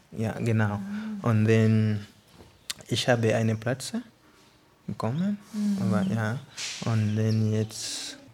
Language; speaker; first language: German; non-native, learner; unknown